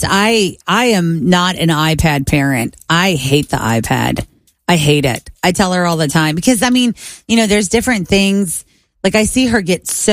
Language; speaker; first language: English; native; English